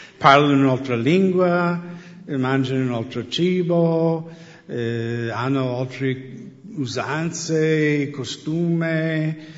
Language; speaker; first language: Italian; non-native, fluent; English